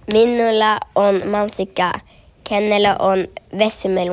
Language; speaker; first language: Finnish; non-native, learner; Swedish